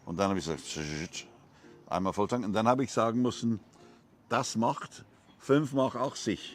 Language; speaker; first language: German; non-native, learner; English